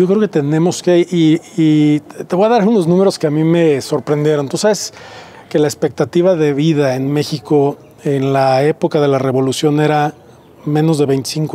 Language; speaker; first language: Spanish; native; Spanish